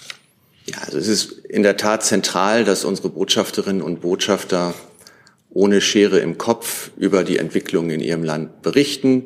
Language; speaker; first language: German; native; German